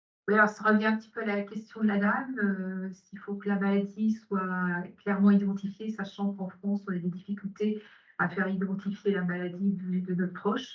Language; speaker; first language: French; native; French